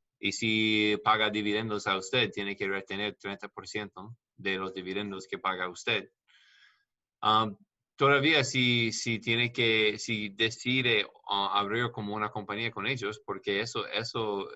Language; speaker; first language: Spanish; non-native, learner; English